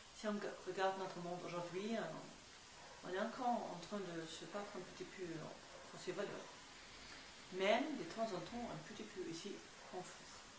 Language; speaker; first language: French; non-native, fluent; German